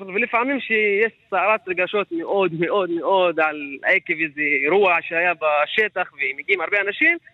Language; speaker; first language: Hebrew; non-native, local second language; Arabic